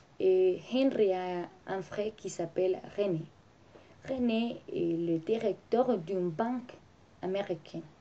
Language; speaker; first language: French; non-native, learner; Spanish